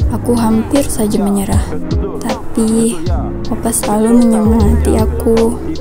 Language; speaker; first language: Indonesian; native; Indonesian